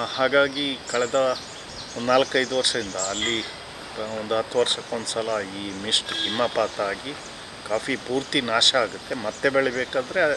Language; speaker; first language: Kannada; non-native, local second language; Kodava